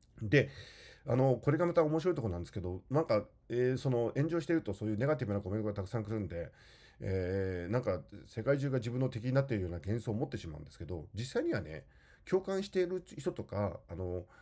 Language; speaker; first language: Japanese; native; Japanese